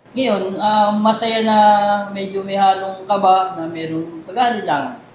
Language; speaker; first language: Filipino; native; Filipino